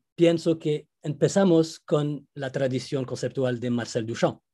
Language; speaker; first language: Spanish; non-native, fluent; Arabic